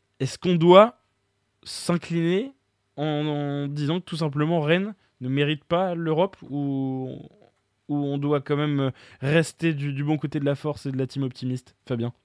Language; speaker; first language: French; native; French